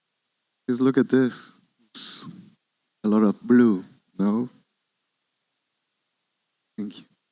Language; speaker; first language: English; non-native, learner; Spanish